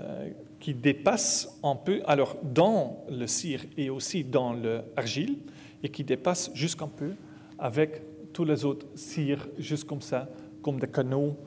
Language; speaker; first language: French; non-native, learner; Dutch